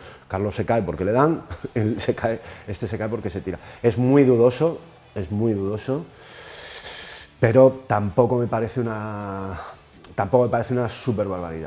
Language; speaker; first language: Spanish; native; Spanish